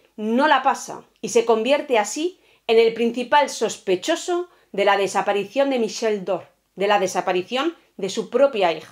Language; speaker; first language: Spanish; native; Spanish